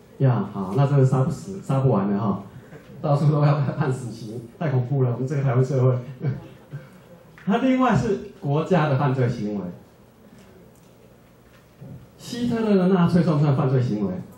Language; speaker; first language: Chinese; native; Chinese